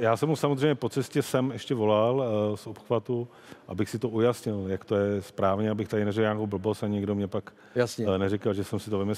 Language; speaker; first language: Czech; native; Czech